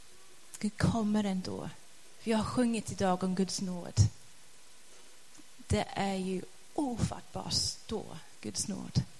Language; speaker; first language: Swedish; non-native, fluent; English